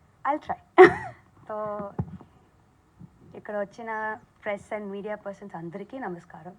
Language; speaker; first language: Telugu; non-native, learner; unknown